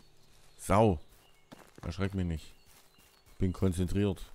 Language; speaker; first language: German; native; German